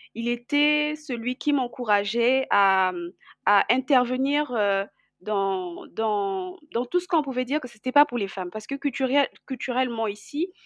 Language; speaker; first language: French; non-native, local second language; Lingala